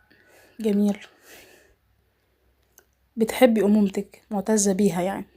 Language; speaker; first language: Arabic; native; Arabic